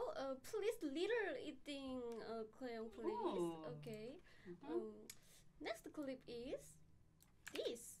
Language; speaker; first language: English; non-native, learner; Korean